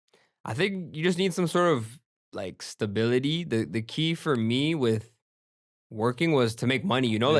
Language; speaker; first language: English; early bilingual, other home language; Gujarati